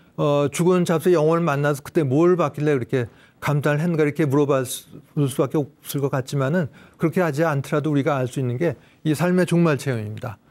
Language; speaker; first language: Korean; native; Korean